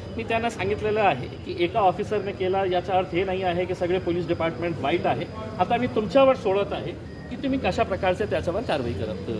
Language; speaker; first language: Marathi; non-native, local second language; Urdu